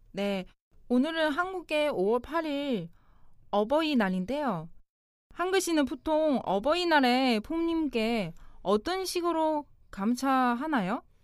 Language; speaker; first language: Korean; non-native, fluent; Chinese